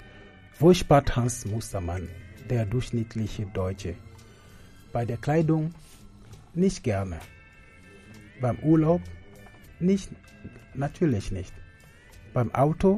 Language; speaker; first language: German; non-native, fluent; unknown